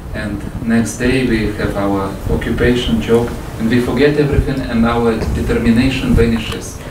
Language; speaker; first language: English; non-native, fluent; Russian